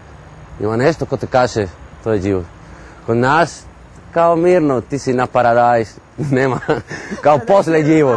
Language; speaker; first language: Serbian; non-native, learner; Spanish